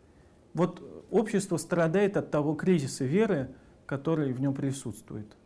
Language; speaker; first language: Russian; native; Russian